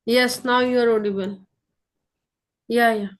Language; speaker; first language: English; non-native, local second language; Hindi